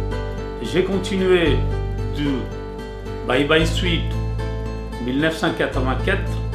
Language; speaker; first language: French; non-native, learner; Urdu